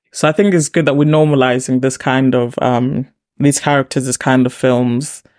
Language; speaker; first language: English; native; English